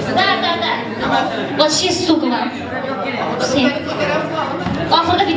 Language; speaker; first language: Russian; non-native, local second language; Uzbek